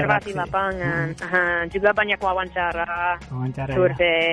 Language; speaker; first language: Indonesian; non-native, fluent; English